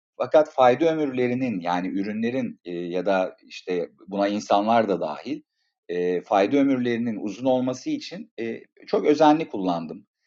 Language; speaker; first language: Turkish; native; Turkish